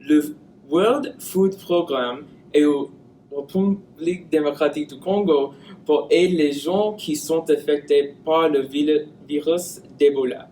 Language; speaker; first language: French; non-native, learner; English